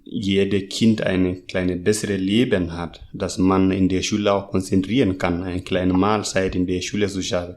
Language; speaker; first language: German; non-native, learner; Masai